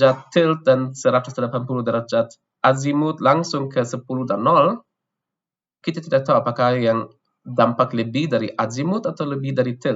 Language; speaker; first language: Indonesian; non-native, fluent; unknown